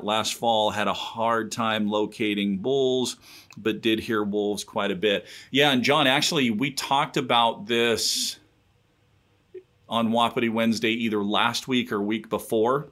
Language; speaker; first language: English; native; English